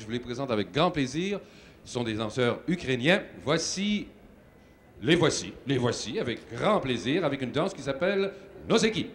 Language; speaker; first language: French; native; French